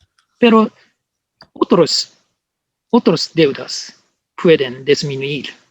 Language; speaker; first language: Spanish; non-native, learner; Japanese